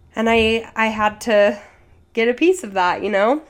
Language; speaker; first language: English; native; English